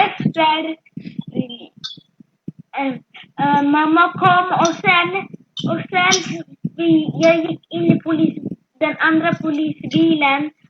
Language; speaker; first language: Swedish; early bilingual, other home language; French